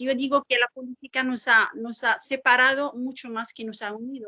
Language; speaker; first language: Spanish; non-native, fluent; Arabic